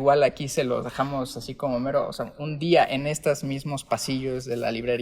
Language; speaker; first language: Spanish; native; Spanish